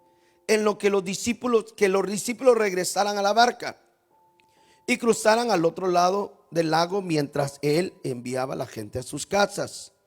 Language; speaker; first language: Spanish; native; Spanish